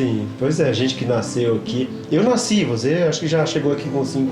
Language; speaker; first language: Portuguese; native; Portuguese